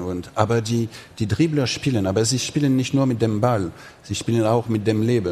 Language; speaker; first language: German; non-native, fluent; French